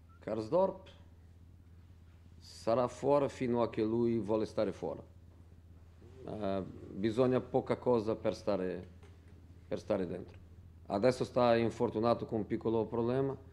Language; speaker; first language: Italian; non-native, fluent; Portuguese